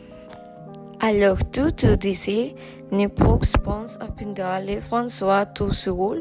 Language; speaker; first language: French; non-native, learner; Spanish